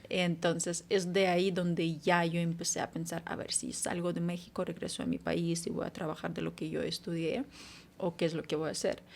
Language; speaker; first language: Spanish; non-native, fluent; Ukrainian